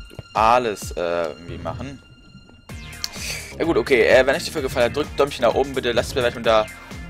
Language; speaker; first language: German; native; German